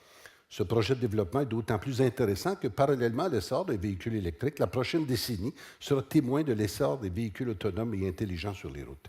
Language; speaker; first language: French; native; French